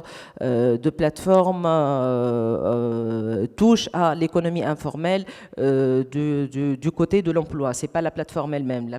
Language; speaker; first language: French; non-native, local second language; Arabic